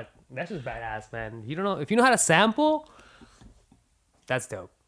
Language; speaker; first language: English; native; English